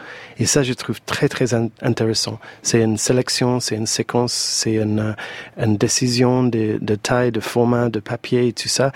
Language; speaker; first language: French; non-native, fluent; English